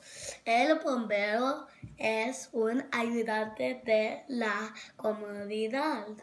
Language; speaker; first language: Spanish; non-native, learner; English